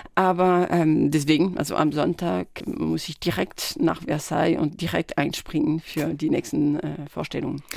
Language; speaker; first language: German; non-native, fluent; French